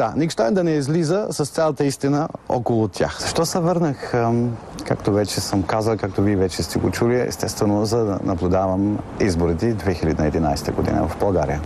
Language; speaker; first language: Bulgarian; non-native, fluent; German